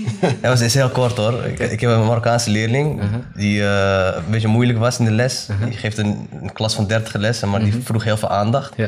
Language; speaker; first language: Dutch; early bilingual, other home language; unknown